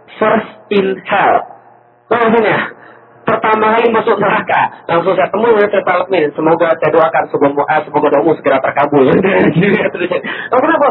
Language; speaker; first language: Indonesian; native; Indonesian